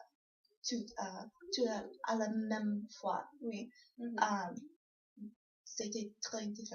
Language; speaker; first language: French; non-native, learner; English